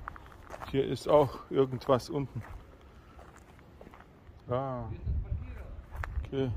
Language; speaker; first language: German; early bilingual, other home language; Bosnian